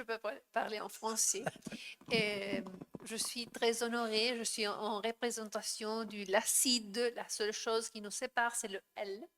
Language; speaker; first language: French; non-native, fluent; Spanish